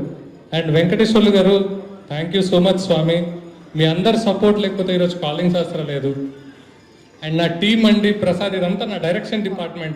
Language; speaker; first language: Telugu; native; Telugu